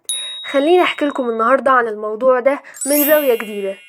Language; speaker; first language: Arabic; native; Arabic